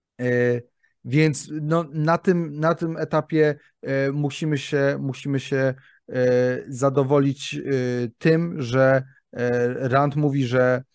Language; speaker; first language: Polish; native; Polish